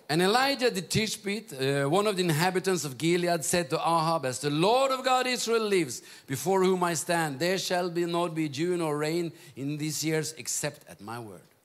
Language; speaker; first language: English; non-native, fluent; Norwegian